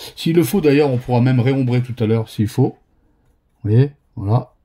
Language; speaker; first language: French; native; French